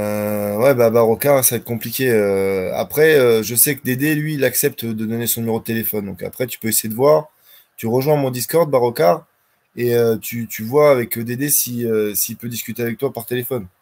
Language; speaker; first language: French; native; French